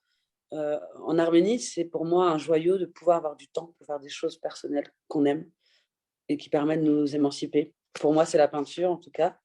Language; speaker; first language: French; early bilingual, other home language; Persian